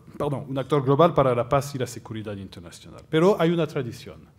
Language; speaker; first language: Spanish; non-native, fluent; French